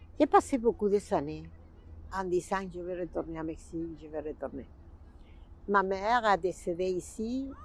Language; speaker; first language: French; non-native, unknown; Spanish